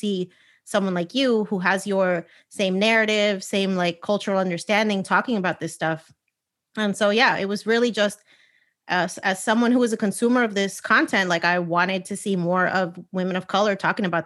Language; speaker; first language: English; native; English